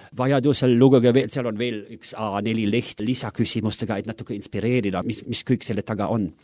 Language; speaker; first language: Estonian; non-native, fluent; German